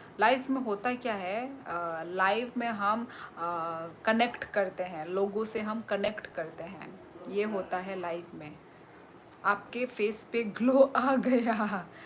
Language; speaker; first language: Hindi; non-native, local second language; Kok Borok